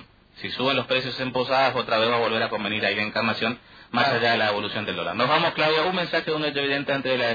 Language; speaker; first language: Spanish; native; Spanish